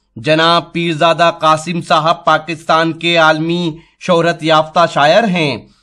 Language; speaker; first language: Hindi; native; Hindi